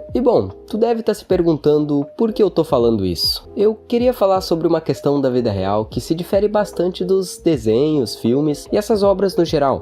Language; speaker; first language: Portuguese; native; Portuguese